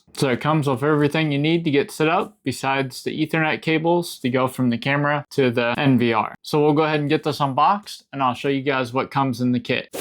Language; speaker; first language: English; native; English